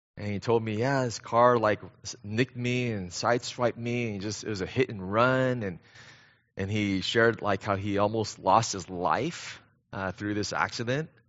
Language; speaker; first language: English; early bilingual, other home language; Korean